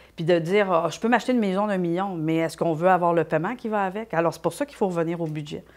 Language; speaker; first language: French; native; French